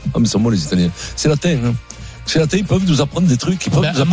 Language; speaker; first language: French; native; French